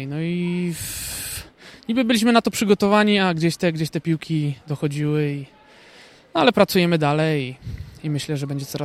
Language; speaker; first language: Polish; native; Polish